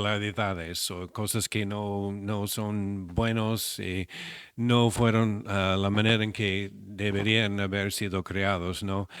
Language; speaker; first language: Spanish; non-native, fluent; English